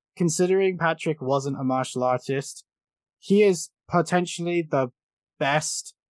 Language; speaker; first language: English; native; English